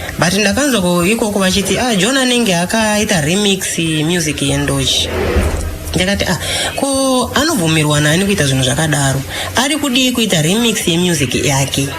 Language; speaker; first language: Shona; non-native, fluent; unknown